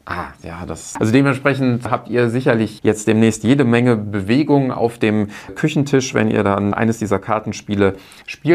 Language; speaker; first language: German; native; German